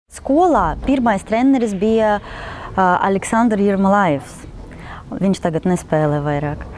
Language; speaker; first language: Latvian; non-native, local second language; Russian